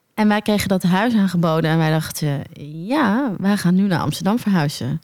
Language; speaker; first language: Dutch; native; Dutch